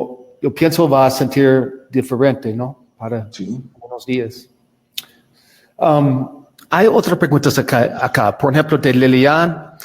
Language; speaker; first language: Spanish; non-native, learner; English